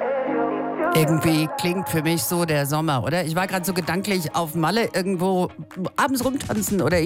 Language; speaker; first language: German; native; German